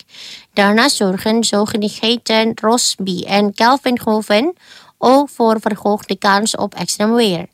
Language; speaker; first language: Dutch; non-native, fluent; Indonesian